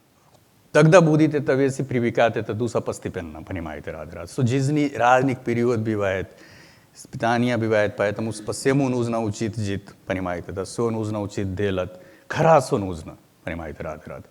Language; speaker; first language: Russian; non-native, learner; Hindi